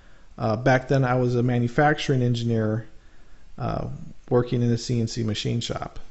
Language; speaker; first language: English; native; English